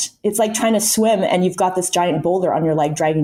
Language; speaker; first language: English; early bilingual, other home language; Chinese